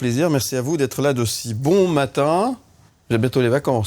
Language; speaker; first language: French; native; French